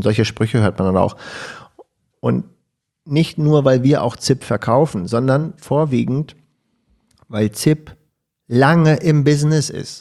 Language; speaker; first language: German; native; German